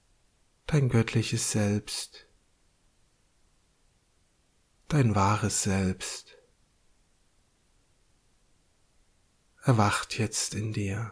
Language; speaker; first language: German; native; German